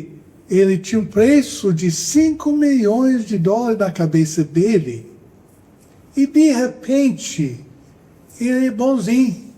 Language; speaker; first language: Portuguese; non-native, fluent; English